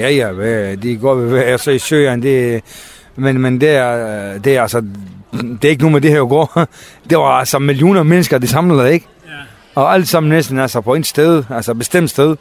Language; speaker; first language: Danish; non-native, learner; Kurdish